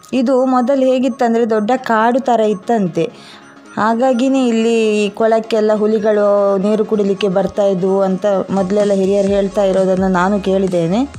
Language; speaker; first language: Kannada; non-native, local second language; Tulu